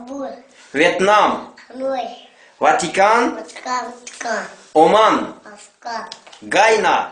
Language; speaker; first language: Russian; non-native, local second language; Tajik